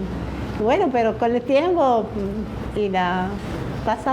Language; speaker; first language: Spanish; non-native, learner; Arabic